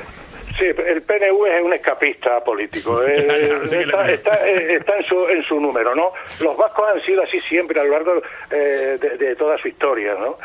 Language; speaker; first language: Spanish; native; Spanish